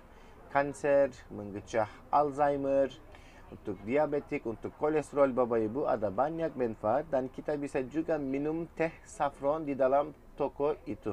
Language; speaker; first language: Indonesian; non-native, fluent; Turkish